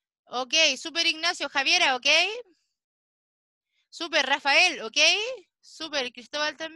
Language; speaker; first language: Spanish; native; Spanish